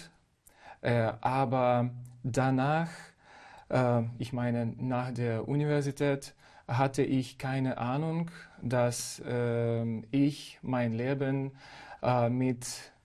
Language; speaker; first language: German; non-native, fluent; Ukrainian